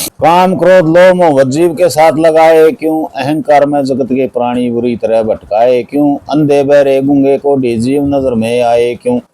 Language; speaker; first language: Hindi; native; Hindi